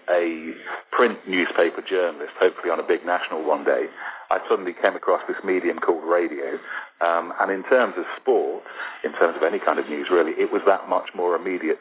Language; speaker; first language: English; native; English